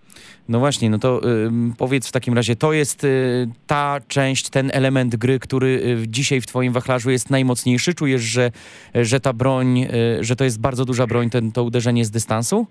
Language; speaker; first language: Polish; native; Polish